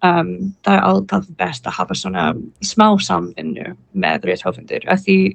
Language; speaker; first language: Icelandic; non-native, learner; English